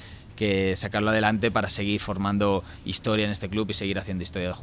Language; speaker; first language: Spanish; native; Spanish